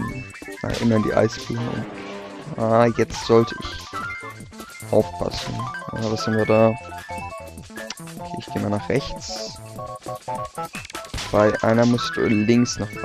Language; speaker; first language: German; native; German